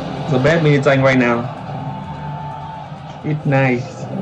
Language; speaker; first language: English; non-native, learner; Vietnamese